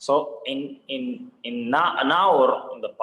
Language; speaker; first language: English; non-native, fluent; Arabic